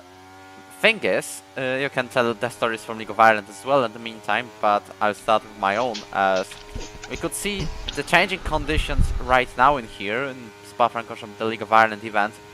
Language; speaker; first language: English; non-native, fluent; Polish